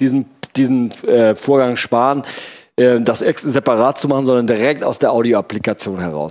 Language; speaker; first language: German; native; German